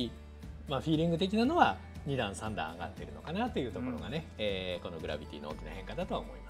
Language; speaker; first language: Japanese; native; Japanese